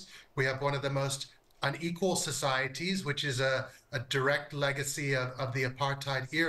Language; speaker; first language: English; native; English